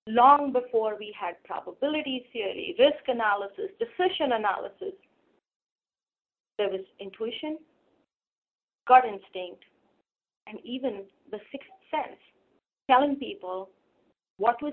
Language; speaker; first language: English; non-native, local second language; Hindi